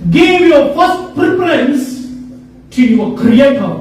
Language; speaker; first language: English; non-native, local second language; Kannada